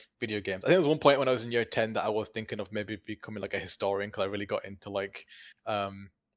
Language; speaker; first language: English; native; English